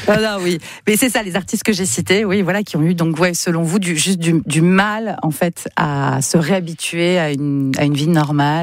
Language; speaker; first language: French; native; French